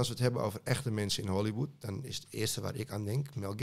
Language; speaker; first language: Dutch; native; Dutch